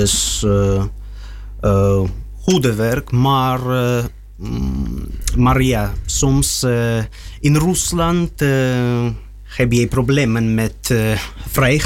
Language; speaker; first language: Dutch; non-native, learner; Russian